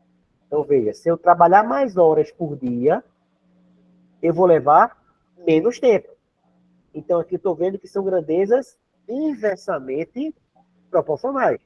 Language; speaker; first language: Portuguese; native; Portuguese